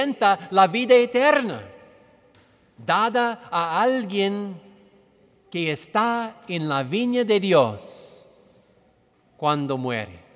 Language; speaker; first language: Spanish; non-native, fluent; English